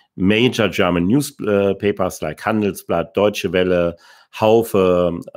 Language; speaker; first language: English; non-native, fluent; German